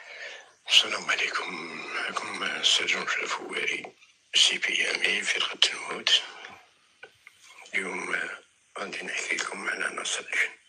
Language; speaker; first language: Arabic; native; Arabic